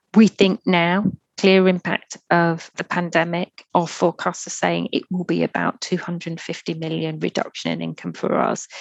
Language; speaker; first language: English; native; English